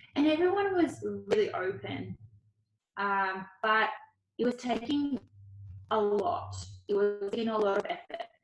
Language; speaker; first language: English; early bilingual, other home language; Ukrainian